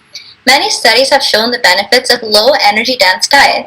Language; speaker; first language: English; native; English